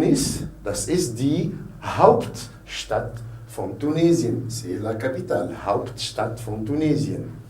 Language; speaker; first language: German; non-native, fluent; Arabic